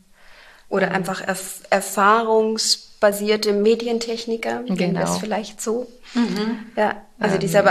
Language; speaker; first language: German; native; German